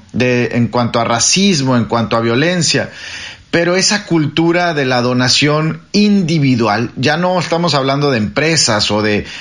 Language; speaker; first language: Spanish; native; Spanish